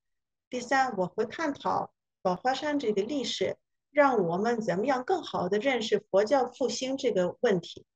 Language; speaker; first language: Chinese; non-native, fluent; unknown